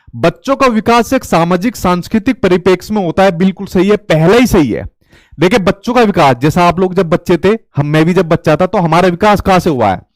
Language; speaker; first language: Hindi; native; Hindi